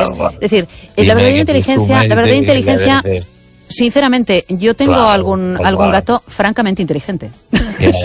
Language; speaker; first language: Spanish; native; Spanish